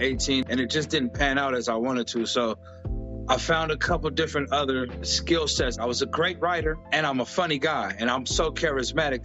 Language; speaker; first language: English; native; English